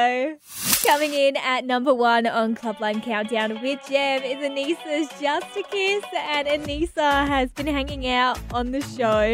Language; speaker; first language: English; native; English